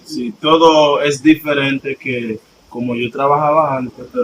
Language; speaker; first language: Spanish; non-native, fluent; Haitian Creole